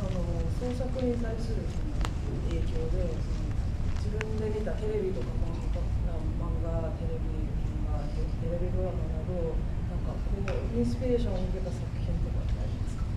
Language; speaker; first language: Japanese; native; Japanese